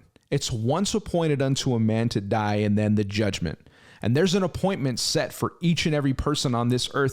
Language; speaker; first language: English; native; English